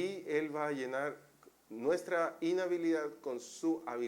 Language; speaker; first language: Spanish; native; Spanish